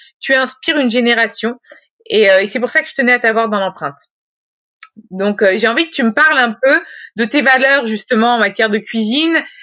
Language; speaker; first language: French; native; French